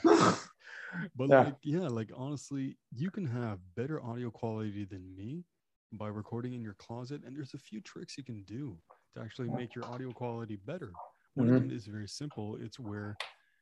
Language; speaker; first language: English; non-native, fluent; French